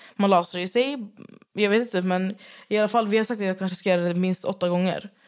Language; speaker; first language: Swedish; early bilingual, other home language; Arabic